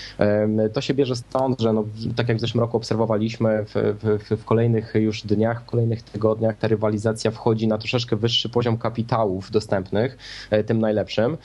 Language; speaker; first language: Polish; native; Polish